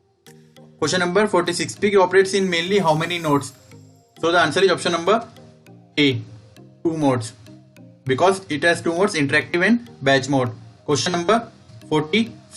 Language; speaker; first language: English; non-native, local second language; Hindi